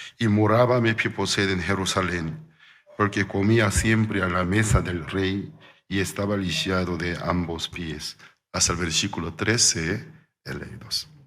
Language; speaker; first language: Spanish; non-native, fluent; Korean